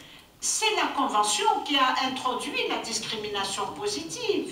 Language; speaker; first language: French; non-native, local second language; Kabyle